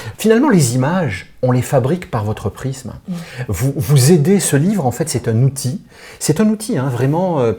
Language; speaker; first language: French; native; French